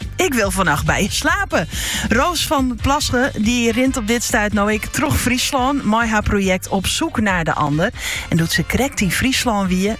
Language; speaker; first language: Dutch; non-native, local second language; Western Frisian